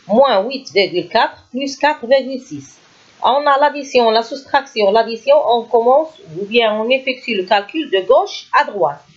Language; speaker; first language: French; non-native, local second language; Arabic